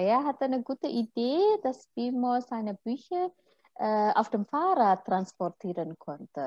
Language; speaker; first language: German; non-native, fluent; Indonesian